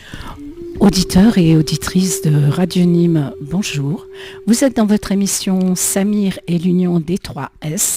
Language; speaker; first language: French; native; French